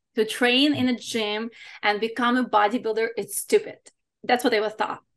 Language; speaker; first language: English; non-native, fluent; Ukrainian